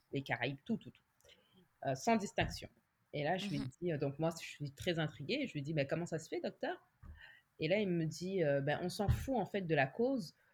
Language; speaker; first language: French; native; French